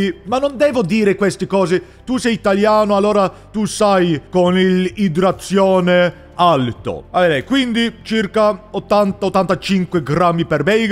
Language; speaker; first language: Italian; non-native, learner; English